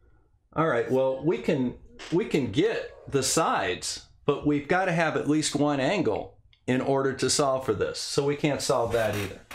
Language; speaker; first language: English; native; English